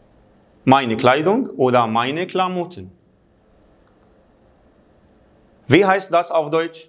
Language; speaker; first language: German; non-native, fluent; Arabic